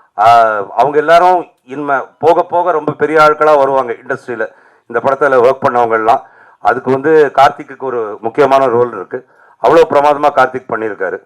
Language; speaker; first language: Tamil; native; Tamil